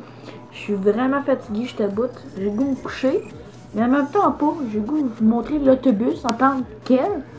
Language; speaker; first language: French; native; French